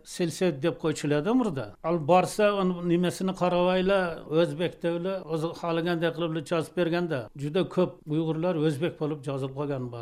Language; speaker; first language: Kyrgyz; non-native, local second language; Uyghur